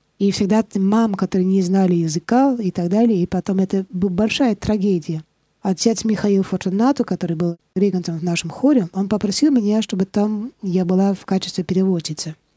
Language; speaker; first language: Russian; non-native, fluent; Dutch